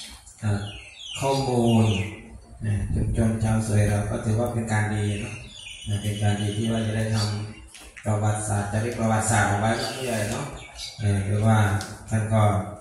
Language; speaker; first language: Thai; non-native, local second language; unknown